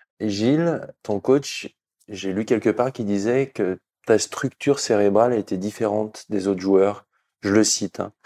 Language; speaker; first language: French; native; French